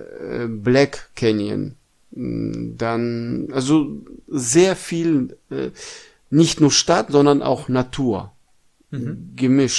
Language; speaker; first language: German; non-native, fluent; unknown